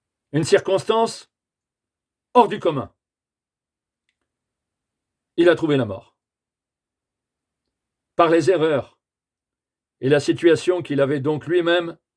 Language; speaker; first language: French; native; French